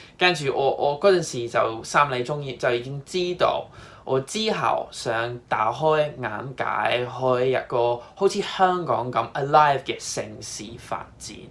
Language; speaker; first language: Cantonese; non-native, fluent; English